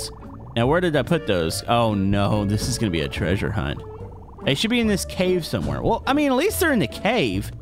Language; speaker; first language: English; native; English